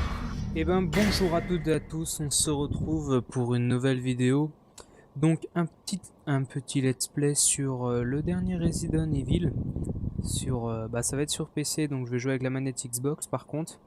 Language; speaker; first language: French; native; French